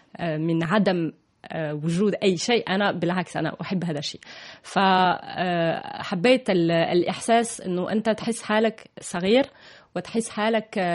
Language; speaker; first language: Arabic; non-native, fluent; French